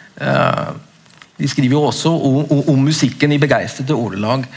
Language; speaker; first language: Norwegian; native; Norwegian